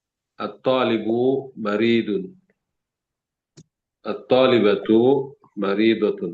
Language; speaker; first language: Arabic; non-native, learner; Indonesian